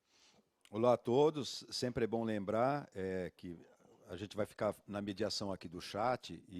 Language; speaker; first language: Portuguese; native; Portuguese